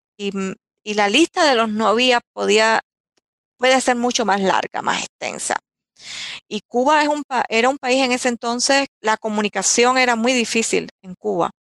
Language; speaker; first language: Spanish; native; Spanish